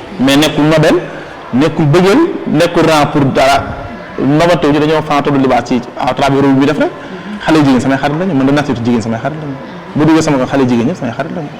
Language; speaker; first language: Wolof; native; Wolof